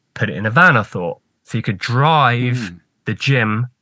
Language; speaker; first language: English; native; English